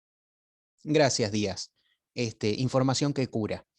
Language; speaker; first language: Spanish; native; Spanish